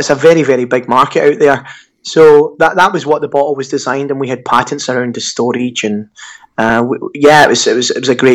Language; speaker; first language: English; native; English